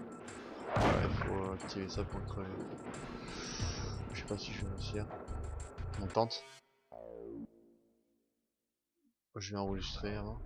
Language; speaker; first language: French; native; French